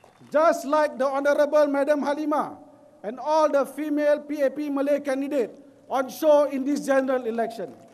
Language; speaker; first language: English; non-native, local second language; Malay